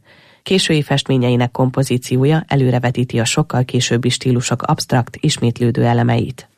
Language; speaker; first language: Hungarian; native; Hungarian